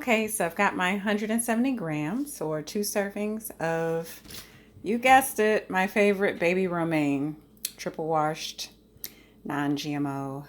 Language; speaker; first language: English; native; English